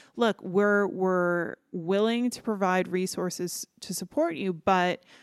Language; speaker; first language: English; early bilingual, other home language; Filipino